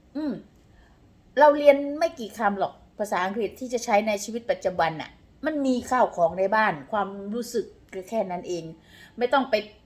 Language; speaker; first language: Thai; non-native, local second language; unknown